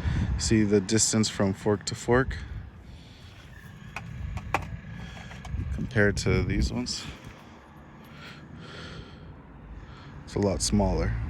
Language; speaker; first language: English; native; English